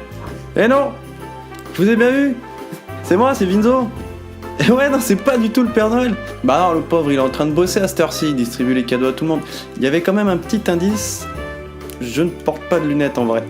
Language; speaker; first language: French; native; French